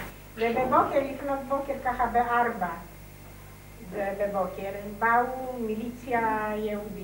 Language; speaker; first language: Hebrew; non-native, fluent; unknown